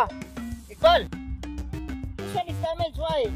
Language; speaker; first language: English; non-native, learner; Filipino